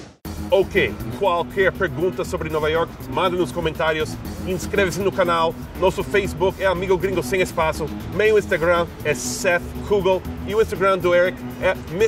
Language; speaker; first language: Portuguese; non-native, fluent; English